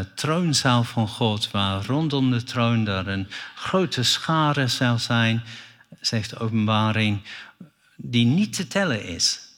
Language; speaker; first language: Dutch; non-native, fluent; English